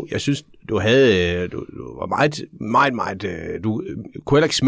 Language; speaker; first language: Danish; native; Danish